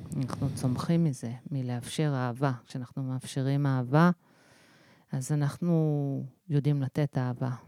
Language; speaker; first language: Hebrew; early bilingual, other home language; English